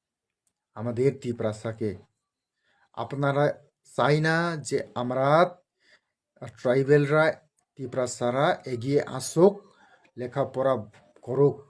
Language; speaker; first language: Bangla; non-native, local second language; Kok Borok